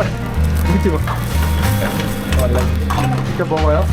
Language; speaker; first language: Korean; native; Korean